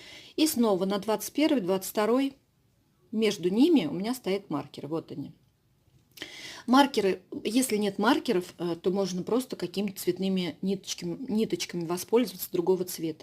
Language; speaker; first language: Russian; native; Russian